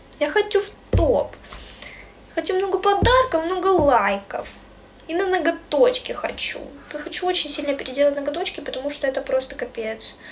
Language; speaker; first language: Russian; native; Russian